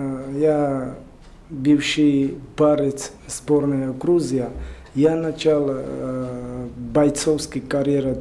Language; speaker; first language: Russian; non-native, learner; Georgian